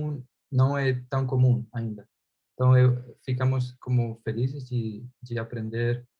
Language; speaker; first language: Portuguese; non-native, fluent; Spanish